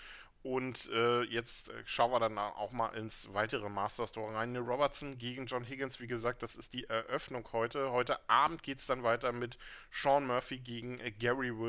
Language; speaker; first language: German; native; German